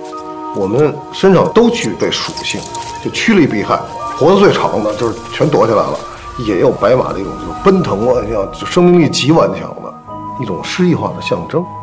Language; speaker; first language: Chinese; native; Chinese